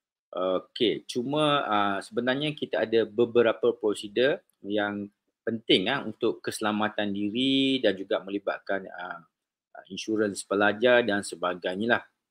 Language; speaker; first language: Malay; native; Malay